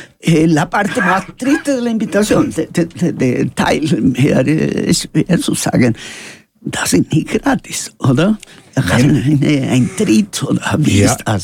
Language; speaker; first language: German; non-native, learner; Spanish